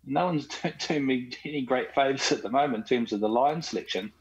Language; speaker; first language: English; native; English